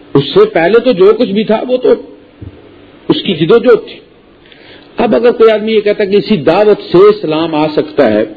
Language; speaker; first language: Urdu; non-native, local second language; Punjabi